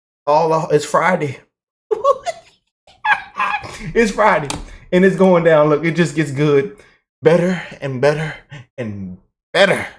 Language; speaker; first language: English; native; English